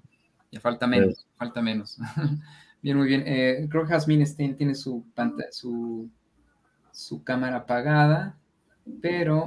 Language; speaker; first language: Spanish; native; Spanish